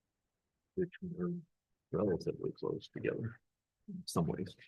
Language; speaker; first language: English; native; English